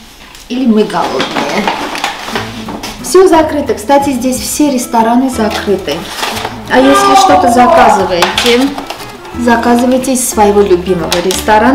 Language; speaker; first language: Russian; non-native, fluent; Armenian